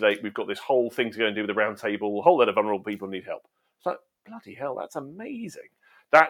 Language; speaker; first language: English; native; English